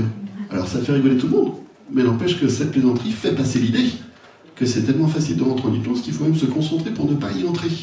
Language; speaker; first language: French; native; French